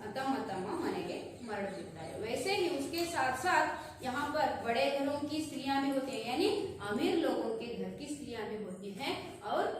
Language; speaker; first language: Hindi; non-native, local second language; Kannada